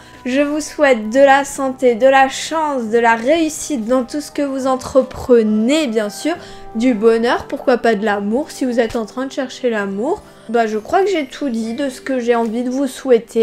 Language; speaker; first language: French; native; French